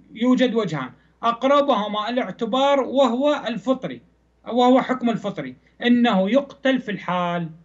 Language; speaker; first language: Arabic; non-native, fluent; Persian